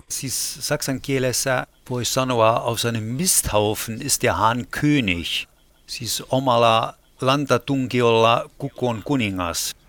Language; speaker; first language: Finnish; non-native, fluent; German